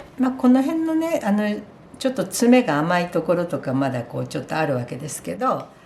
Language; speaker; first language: Japanese; native; Japanese